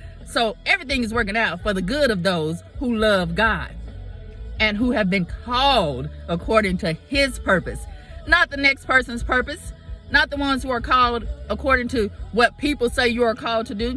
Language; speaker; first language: English; native; English